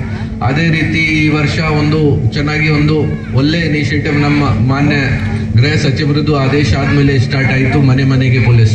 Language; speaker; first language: Kannada; non-native, learner; Hindi